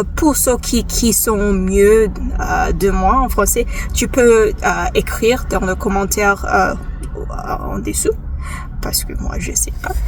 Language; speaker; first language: French; non-native, learner; English